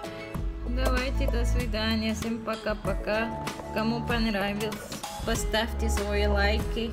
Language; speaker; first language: Russian; non-native, learner; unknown